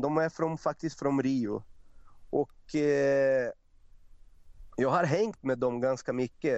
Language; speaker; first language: Swedish; non-native, fluent; Portuguese